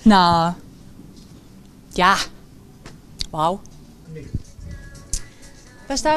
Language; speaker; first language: Dutch; native; Dutch